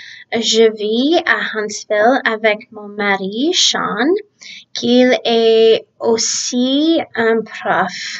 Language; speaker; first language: French; early bilingual, other home language; Czech